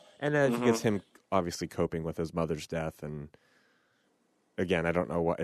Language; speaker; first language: English; native; English